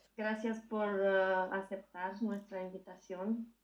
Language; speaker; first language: Spanish; non-native, fluent; Macedonian